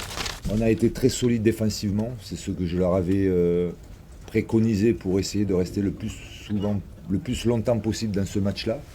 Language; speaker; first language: French; native; French